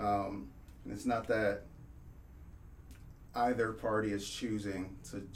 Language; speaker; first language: English; native; English